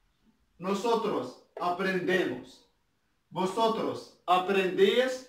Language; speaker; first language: Spanish; non-native, fluent; Arabic